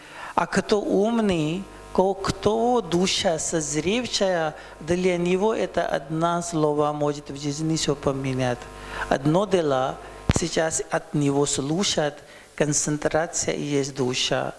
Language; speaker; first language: Russian; non-native, learner; Hindi